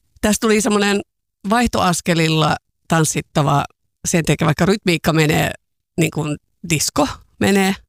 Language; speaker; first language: Finnish; native; Finnish